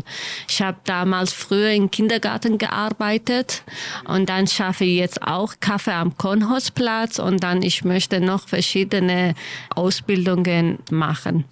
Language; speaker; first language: German; non-native, learner; Kurdish